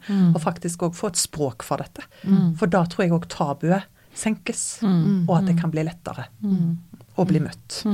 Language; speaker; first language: Norwegian; native; Norwegian